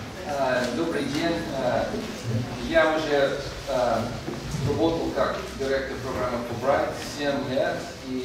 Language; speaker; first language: Russian; non-native, fluent; English